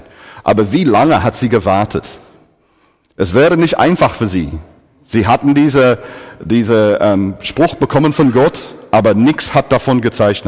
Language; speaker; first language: German; non-native, fluent; English